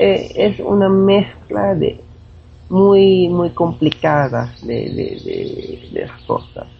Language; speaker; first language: Spanish; non-native, fluent; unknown